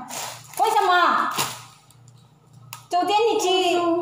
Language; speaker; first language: Chinese; non-native, learner; Filipino